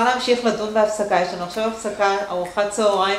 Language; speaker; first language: Hebrew; native; Hebrew